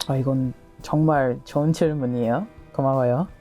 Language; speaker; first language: Korean; non-native, learner; English